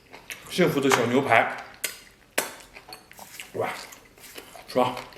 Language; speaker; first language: Chinese; native; Chinese